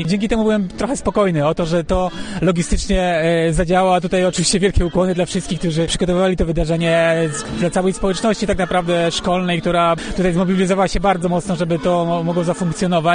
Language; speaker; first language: Polish; native; Polish